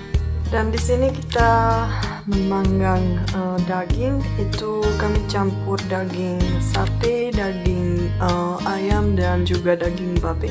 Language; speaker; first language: Indonesian; non-native, fluent; Czech